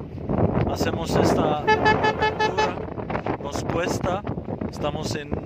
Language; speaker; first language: Spanish; non-native, fluent; Arabic